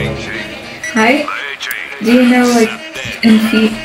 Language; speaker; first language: English; non-native, fluent; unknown